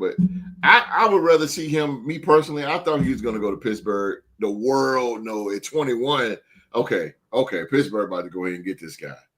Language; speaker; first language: English; native; English